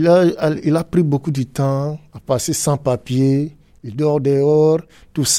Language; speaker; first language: French; non-native, learner; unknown